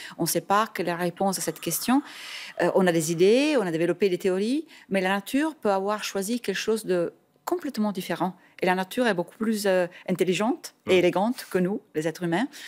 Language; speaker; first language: French; non-native, fluent; Italian